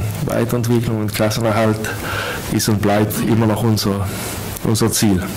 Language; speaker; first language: German; non-native, fluent; Swedish